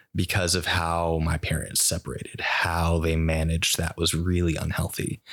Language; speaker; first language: English; early bilingual, other home language; Spanish